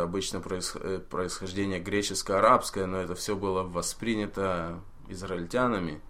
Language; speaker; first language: Russian; early bilingual, heritage; Russian